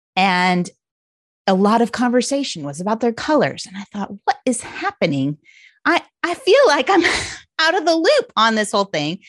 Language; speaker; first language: English; native; English